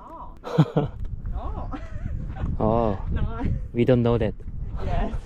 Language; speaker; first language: English; non-native, learner; Korean